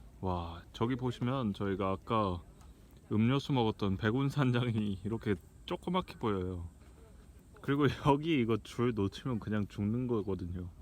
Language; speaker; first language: Korean; native; Korean